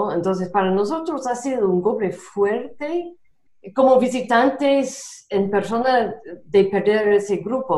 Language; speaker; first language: Spanish; non-native, fluent; English